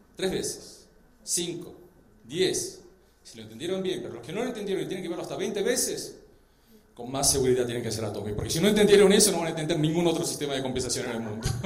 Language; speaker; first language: Spanish; early bilingual, other home language; Korean